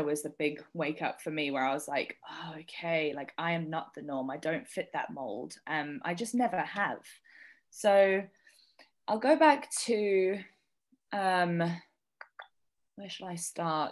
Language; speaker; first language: English; native; English